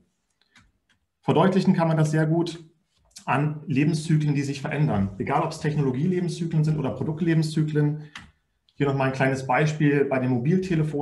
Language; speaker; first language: German; native; German